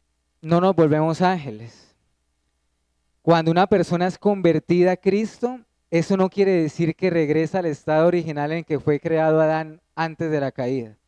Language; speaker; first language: Spanish; native; Spanish